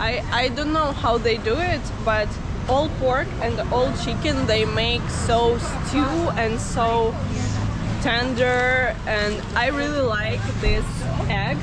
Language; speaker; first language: English; non-native, fluent; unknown